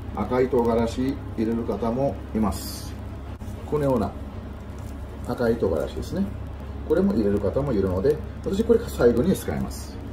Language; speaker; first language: Japanese; non-native, fluent; Bangla